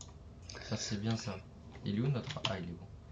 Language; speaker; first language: French; native; French